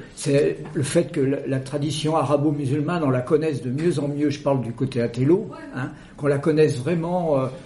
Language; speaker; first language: French; native; French